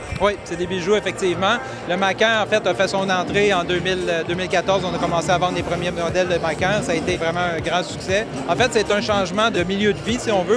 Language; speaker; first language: French; native; French